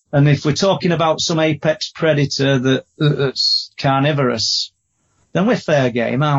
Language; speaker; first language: English; native; English